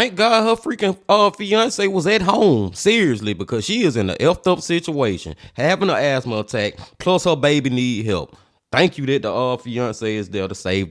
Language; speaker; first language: English; native; English